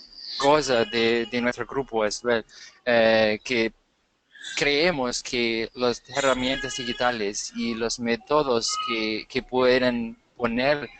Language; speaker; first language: Spanish; non-native, fluent; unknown